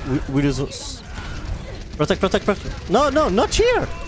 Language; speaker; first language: English; non-native, learner; French